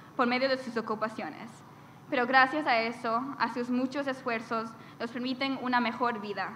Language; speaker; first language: Spanish; early bilingual, heritage; Spanish